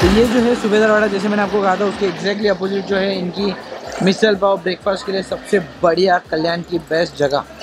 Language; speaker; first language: Hindi; non-native, local second language; Marathi